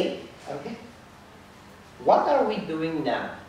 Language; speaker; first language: English; non-native, fluent; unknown